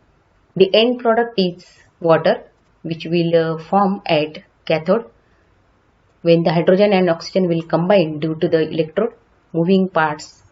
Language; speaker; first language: English; non-native, local second language; Marathi